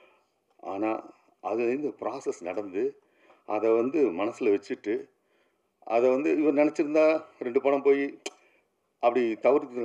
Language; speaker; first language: Tamil; native; Tamil